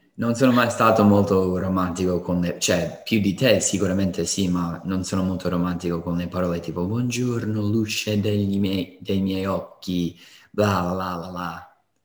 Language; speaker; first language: Italian; non-native, fluent; English